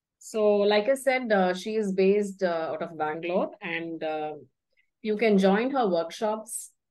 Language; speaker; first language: English; non-native, local second language; Tamil